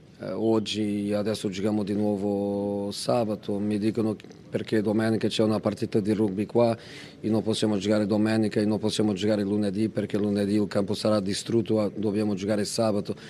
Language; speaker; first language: Italian; non-native, fluent; Portuguese